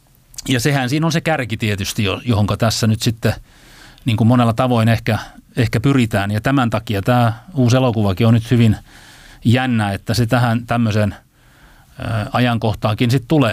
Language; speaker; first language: Finnish; native; Finnish